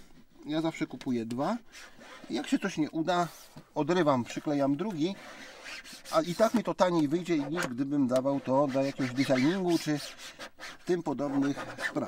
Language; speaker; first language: Polish; native; Polish